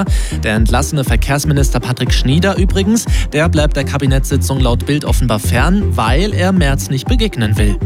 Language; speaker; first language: German; native; German